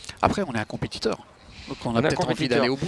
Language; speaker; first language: French; native; French